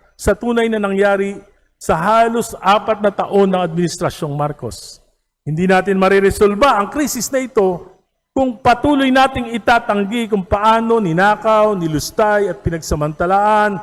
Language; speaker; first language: Filipino; native; Filipino